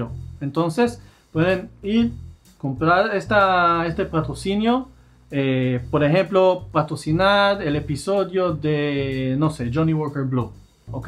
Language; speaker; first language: Spanish; non-native, fluent; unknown